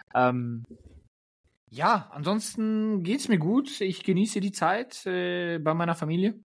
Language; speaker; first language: German; early bilingual, other home language; Polish